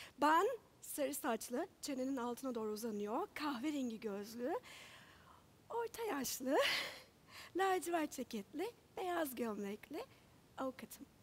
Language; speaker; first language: Turkish; native; Turkish